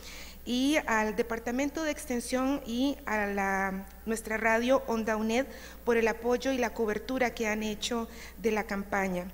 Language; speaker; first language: Spanish; native; Spanish